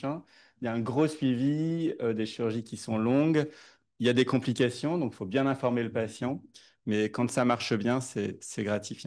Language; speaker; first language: French; native; French